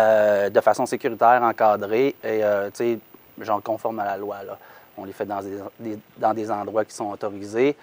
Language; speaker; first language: French; native; French